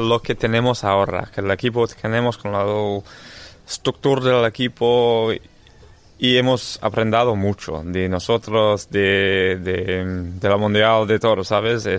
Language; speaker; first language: Spanish; non-native, learner; English